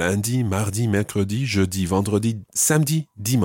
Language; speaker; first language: French; non-native, fluent; English